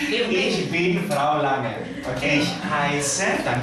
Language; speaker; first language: German; non-native, fluent; Greek